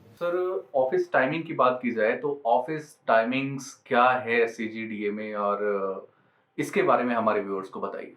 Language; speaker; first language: Hindi; native; Hindi